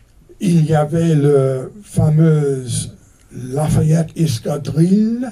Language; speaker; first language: French; non-native, fluent; English